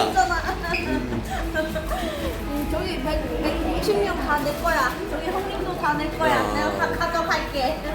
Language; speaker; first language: Korean; non-native, fluent; Vietnamese